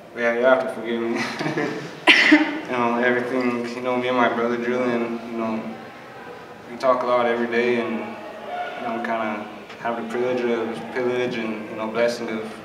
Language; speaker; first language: English; native; English